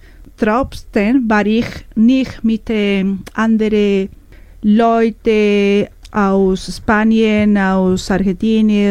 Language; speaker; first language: German; non-native, learner; Spanish